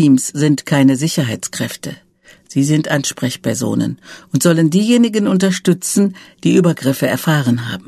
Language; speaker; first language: German; native; German